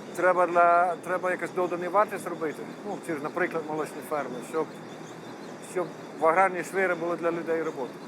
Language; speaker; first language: Ukrainian; non-native, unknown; Dutch